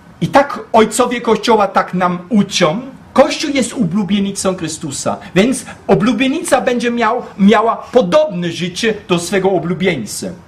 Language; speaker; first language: Polish; non-native, fluent; German